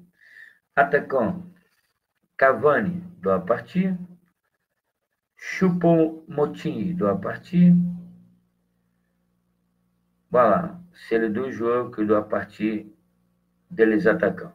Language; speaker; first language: French; non-native, fluent; Portuguese